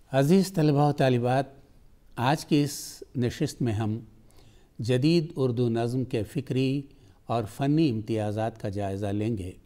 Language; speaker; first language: Urdu; native; Urdu